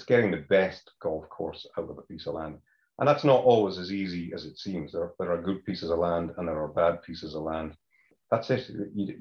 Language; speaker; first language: English; native; English